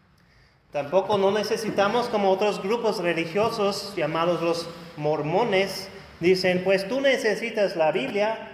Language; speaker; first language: Spanish; non-native, fluent; German